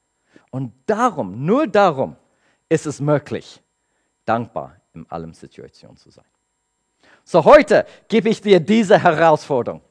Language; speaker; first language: German; non-native, learner; English